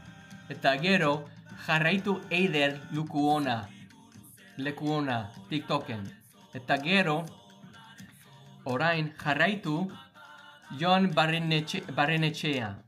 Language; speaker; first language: Basque; non-native, learner; English